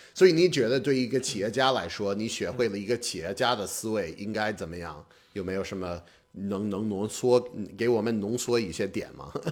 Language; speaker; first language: Chinese; non-native, fluent; English